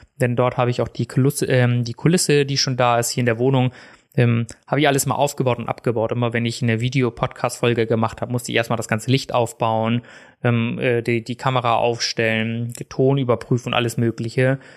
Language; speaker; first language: German; native; German